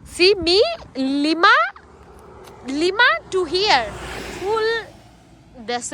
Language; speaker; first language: English; non-native, learner; Malayalam